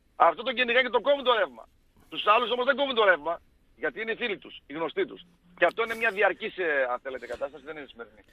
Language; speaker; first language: Greek; native; Greek